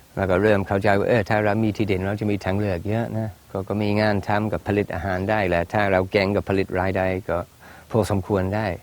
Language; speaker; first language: Thai; non-native, fluent; English